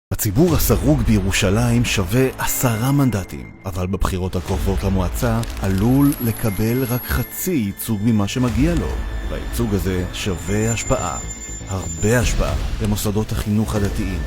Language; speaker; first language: Hebrew; native; Hebrew